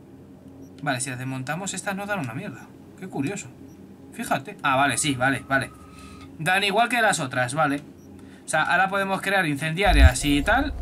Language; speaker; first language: Spanish; native; Spanish